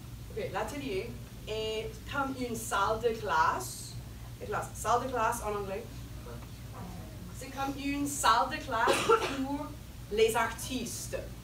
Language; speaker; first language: French; non-native, fluent; English